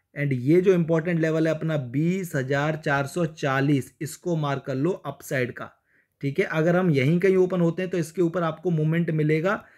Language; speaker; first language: Hindi; native; Hindi